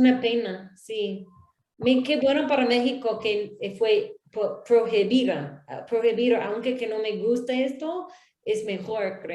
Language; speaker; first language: Spanish; non-native, learner; English